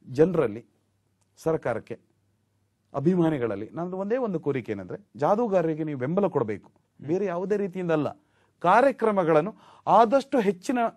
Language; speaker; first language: Kannada; native; Kannada